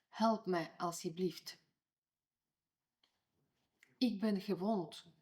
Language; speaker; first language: Dutch; non-native, fluent; Ukrainian